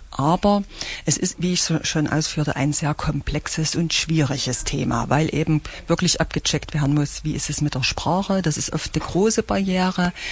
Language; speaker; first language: German; native; German